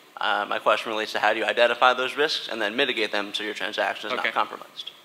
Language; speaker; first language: English; native; English